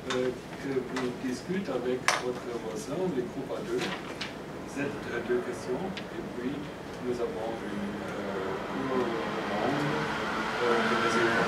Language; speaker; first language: French; non-native, fluent; German